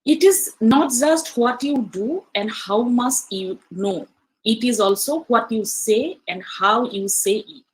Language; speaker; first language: English; non-native, local second language; Assamese